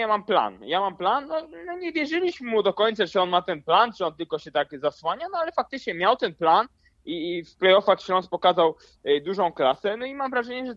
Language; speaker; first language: Polish; native; Polish